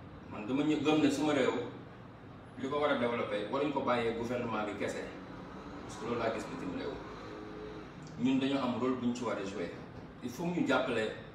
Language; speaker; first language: French; non-native, local second language; Wolof